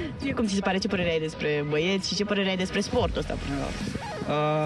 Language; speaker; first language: Romanian; native; Romanian